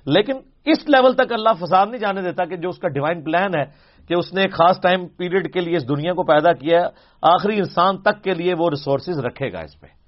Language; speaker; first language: Urdu; non-native, local second language; Punjabi